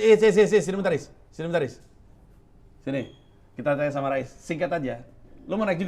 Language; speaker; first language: Indonesian; native; Indonesian